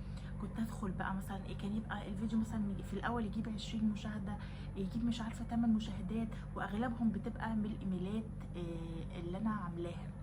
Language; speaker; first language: Arabic; native; Arabic